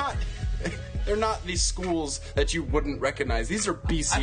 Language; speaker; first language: English; native; English